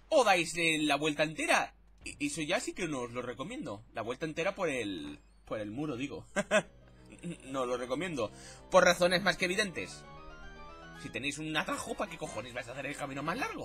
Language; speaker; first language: Spanish; native; Spanish